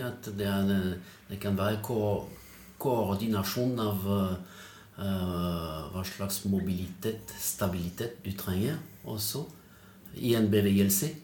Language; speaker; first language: Norwegian; non-native, fluent; French